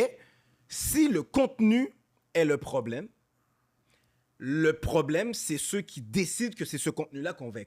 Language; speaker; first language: French; native; French